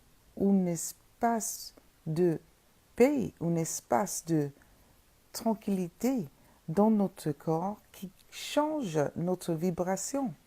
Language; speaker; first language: French; non-native, fluent; English